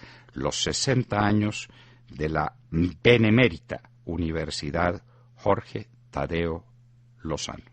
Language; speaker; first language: Spanish; native; Spanish